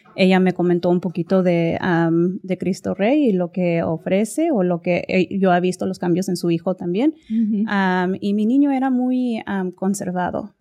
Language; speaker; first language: Spanish; early bilingual, heritage; Spanish